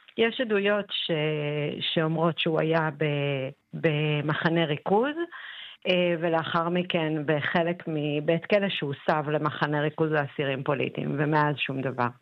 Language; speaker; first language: Hebrew; early bilingual, other home language; Spanish